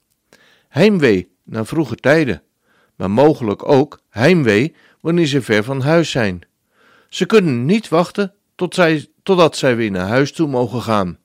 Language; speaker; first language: Dutch; native; Dutch